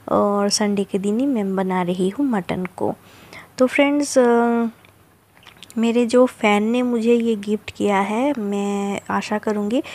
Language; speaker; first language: Hindi; non-native, local second language; Bangla